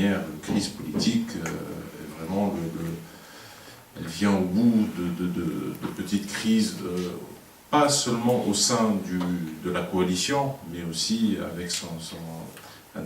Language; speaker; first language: French; non-native, local second language; Arabic